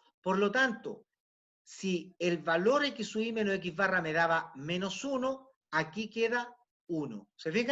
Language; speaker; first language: Spanish; native; Spanish